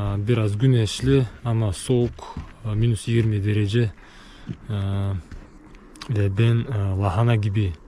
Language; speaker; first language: Turkish; non-native, learner; Bashkir